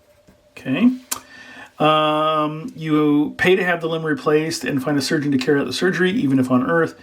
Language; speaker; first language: English; native; English